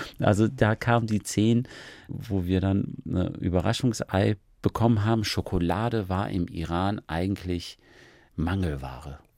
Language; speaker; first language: German; early bilingual, other home language; Persian